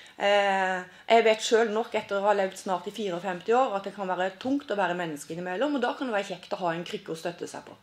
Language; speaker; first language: Norwegian; native; Norwegian